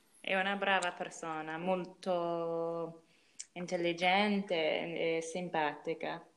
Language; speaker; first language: Italian; non-native, learner; English